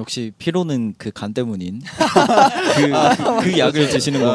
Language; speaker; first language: Korean; native; Korean